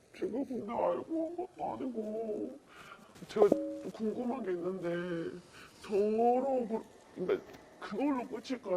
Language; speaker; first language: Korean; native; Korean